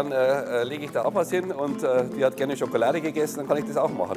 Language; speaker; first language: German; native; German